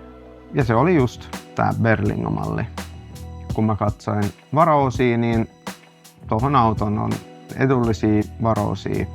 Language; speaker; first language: Finnish; non-native, local second language; Swedish